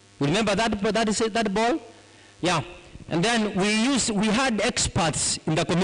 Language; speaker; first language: English; non-native, local second language; Gusii